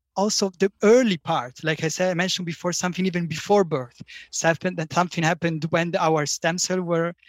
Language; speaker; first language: English; non-native, fluent; Italian